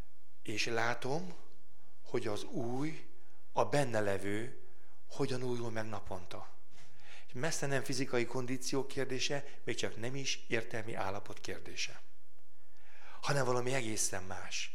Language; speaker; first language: Hungarian; native; Hungarian